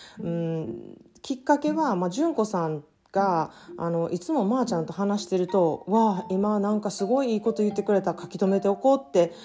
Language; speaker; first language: Japanese; early bilingual, heritage; Japanese